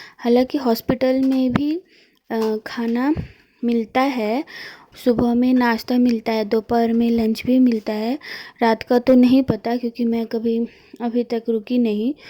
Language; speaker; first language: Hindi; non-native, local second language; Bangla